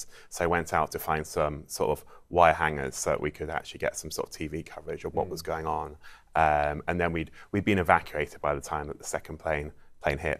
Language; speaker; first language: English; native; English